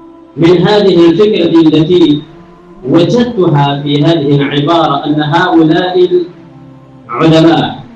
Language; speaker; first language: Arabic; non-native, fluent; Urdu